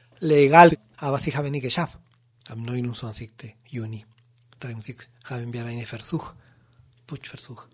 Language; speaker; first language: German; non-native, learner; Spanish